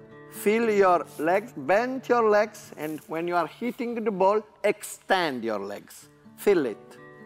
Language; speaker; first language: English; non-native, fluent; Italian